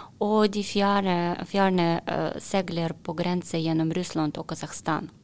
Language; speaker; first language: Norwegian; non-native, learner; Russian